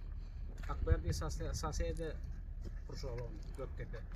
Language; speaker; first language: Russian; non-native, local second language; Turkmen